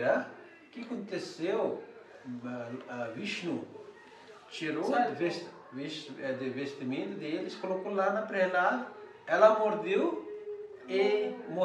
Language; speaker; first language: Portuguese; non-native, learner; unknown